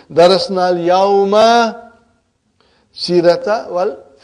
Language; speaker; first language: Arabic; non-native, fluent; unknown